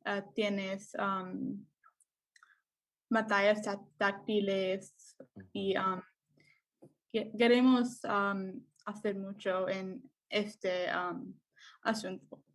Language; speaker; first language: Spanish; non-native, learner; English